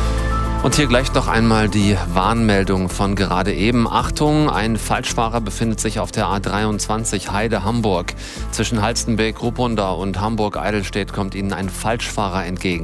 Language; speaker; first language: German; native; German